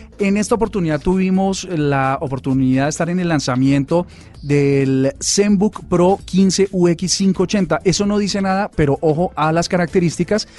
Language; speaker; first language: Spanish; native; Spanish